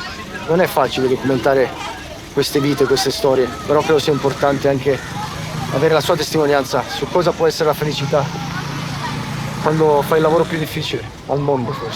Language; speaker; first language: Italian; native; Italian